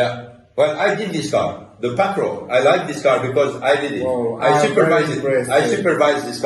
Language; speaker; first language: English; non-native, fluent; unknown